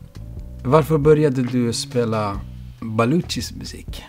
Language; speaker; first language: Swedish; non-native, fluent; Baluchi